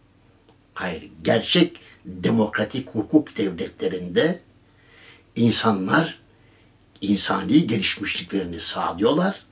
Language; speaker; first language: Turkish; native; Turkish